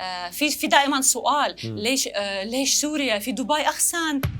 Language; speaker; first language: Arabic; non-native, learner; Russian